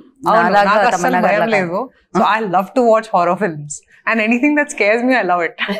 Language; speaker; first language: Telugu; non-native, fluent; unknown